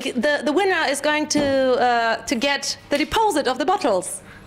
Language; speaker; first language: English; non-native, fluent; German